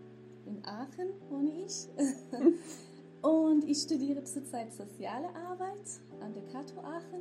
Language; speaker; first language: German; non-native, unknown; Kurdish